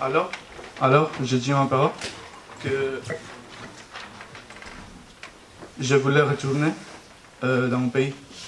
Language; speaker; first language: French; non-native, learner; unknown